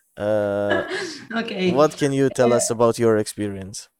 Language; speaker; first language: English; non-native, fluent; Bosnian